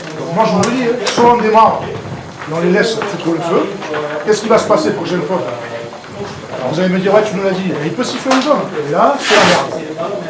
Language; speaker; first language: French; native; French